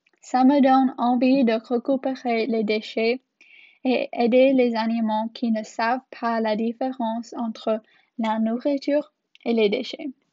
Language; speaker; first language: French; non-native, learner; English